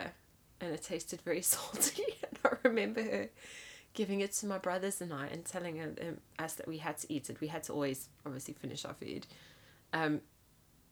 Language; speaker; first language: English; native; English